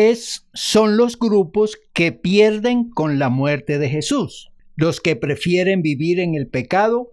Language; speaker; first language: Spanish; native; Spanish